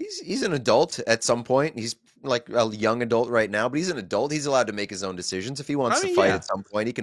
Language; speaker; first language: English; native; English